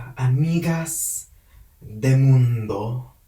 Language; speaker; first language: Spanish; non-native, learner; English